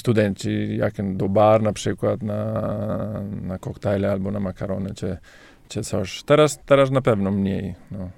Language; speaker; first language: Polish; non-native, learner; Italian